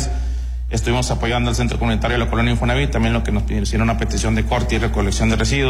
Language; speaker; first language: Spanish; native; Spanish